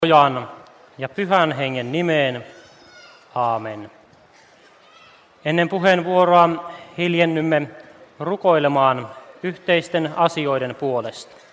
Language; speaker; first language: Finnish; native; Finnish